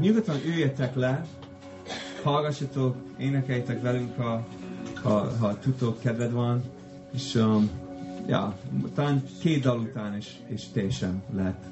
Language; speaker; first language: Hungarian; non-native, fluent; English